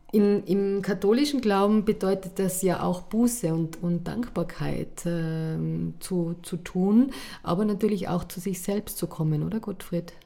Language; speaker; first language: German; native; German